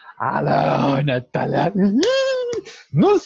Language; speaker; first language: French; non-native, fluent; Portuguese